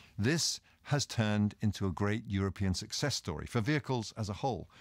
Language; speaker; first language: English; native; English